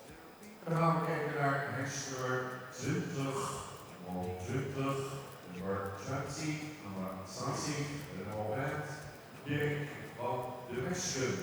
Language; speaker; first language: Dutch; native; Dutch